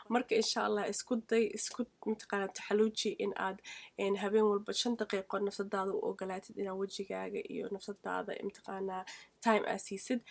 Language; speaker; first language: Somali; early bilingual, heritage; Somali